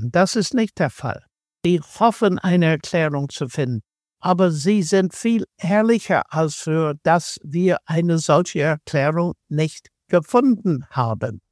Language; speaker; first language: German; non-native, fluent; English